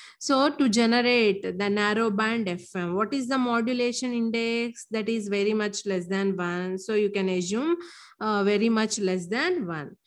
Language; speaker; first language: English; non-native, local second language; Telugu